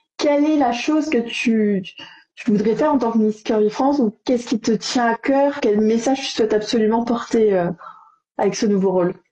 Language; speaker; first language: French; native; French